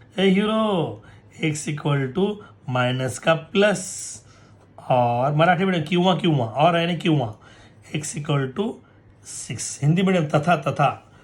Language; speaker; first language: Hindi; non-native, local second language; Marathi